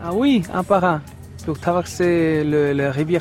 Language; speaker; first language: French; non-native, fluent; Bangla